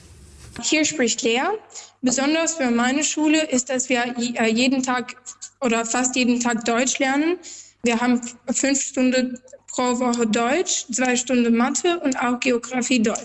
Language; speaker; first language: German; non-native, learner; Albanian